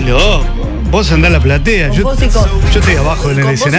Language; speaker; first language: Spanish; native; Spanish